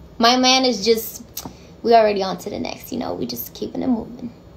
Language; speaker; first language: English; early bilingual, other home language; Spanish